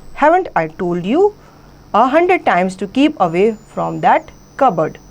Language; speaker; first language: English; non-native, local second language; Hindi